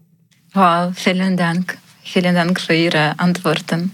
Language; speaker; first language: German; non-native, learner; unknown